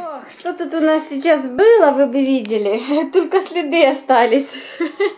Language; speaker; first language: Russian; native; Russian